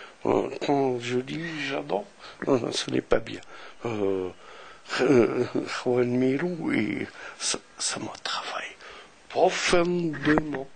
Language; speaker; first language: French; non-native, local second language; Arabic